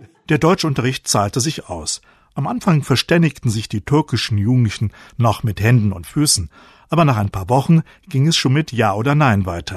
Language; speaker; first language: German; native; German